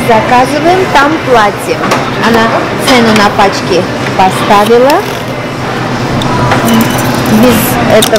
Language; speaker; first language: Russian; non-native, fluent; Armenian